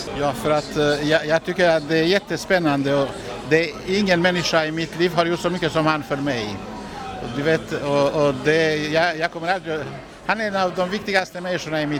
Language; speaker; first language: Swedish; non-native, fluent; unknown